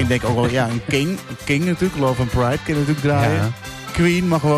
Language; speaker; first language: Dutch; native; Dutch